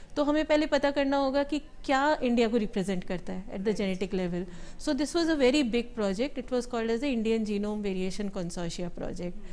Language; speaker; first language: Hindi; native; Hindi